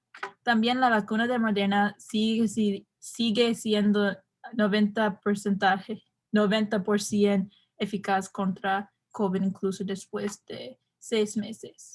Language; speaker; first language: Spanish; non-native, learner; English